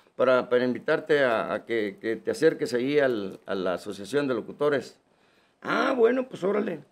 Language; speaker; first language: Spanish; native; Spanish